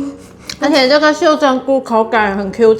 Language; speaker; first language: Chinese; native; Chinese